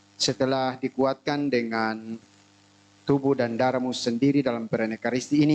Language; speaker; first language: Indonesian; native; Indonesian